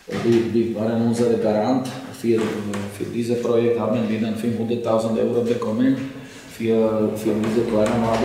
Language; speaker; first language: German; non-native, learner; Slovak